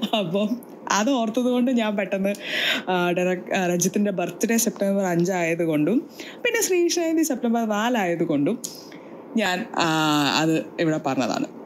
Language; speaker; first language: Malayalam; native; Malayalam